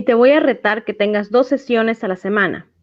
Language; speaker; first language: Spanish; native; Spanish